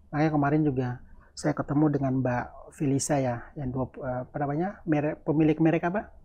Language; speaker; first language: Indonesian; native; Indonesian